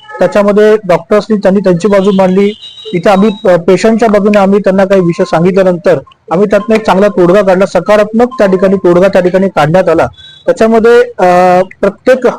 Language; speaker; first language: Marathi; native; Marathi